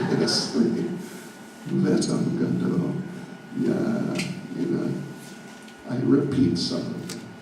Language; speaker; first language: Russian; non-native, learner; English